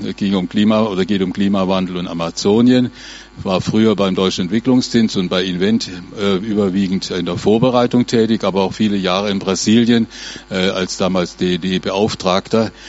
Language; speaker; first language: German; native; German